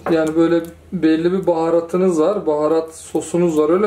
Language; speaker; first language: Turkish; native; Turkish